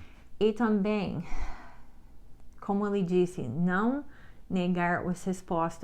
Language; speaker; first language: Portuguese; non-native, learner; English